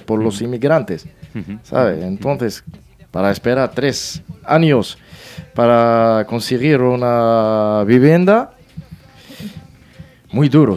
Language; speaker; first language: Spanish; non-native, learner; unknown